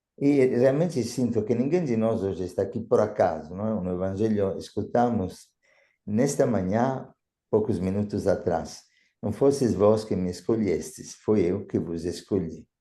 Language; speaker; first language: Portuguese; non-native, fluent; Italian